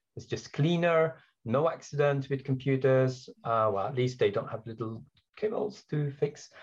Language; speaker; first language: English; non-native, fluent; Dutch